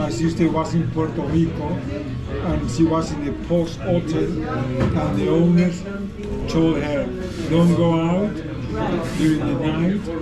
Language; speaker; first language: English; non-native, fluent; Spanish